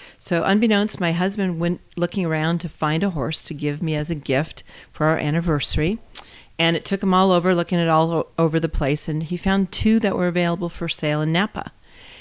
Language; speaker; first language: English; native; English